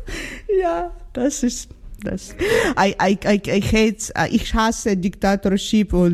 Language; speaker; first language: German; non-native, learner; Ukrainian